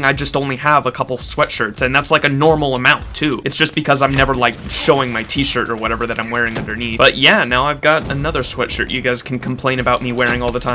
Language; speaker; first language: English; native; English